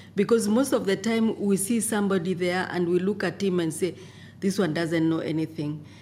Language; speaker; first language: English; non-native, local second language; Masai